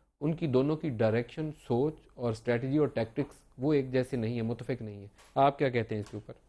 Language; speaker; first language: Urdu; native; Urdu